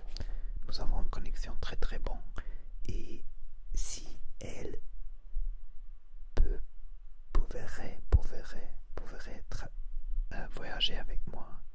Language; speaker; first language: French; non-native, learner; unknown